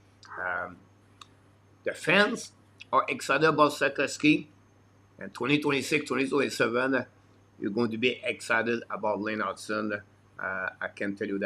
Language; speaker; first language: English; non-native, fluent; French